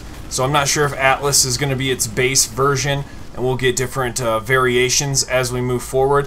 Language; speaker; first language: English; native; English